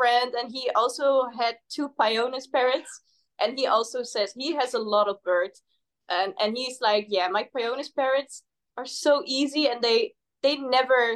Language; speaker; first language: English; non-native, fluent; Dutch